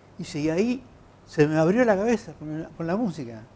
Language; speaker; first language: Spanish; native; Spanish